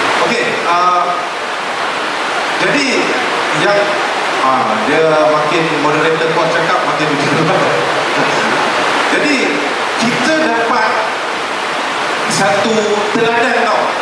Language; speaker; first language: Malay; native; Malay